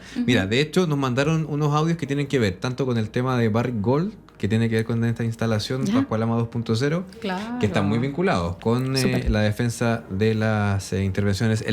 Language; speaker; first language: Spanish; native; Spanish